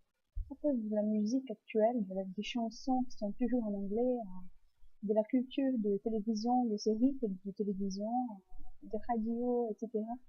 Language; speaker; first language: French; non-native, fluent; Portuguese